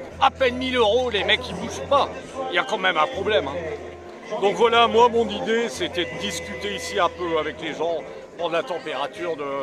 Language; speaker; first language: French; native; French